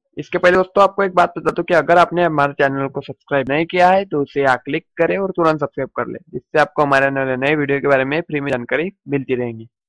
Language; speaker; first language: Hindi; native; Hindi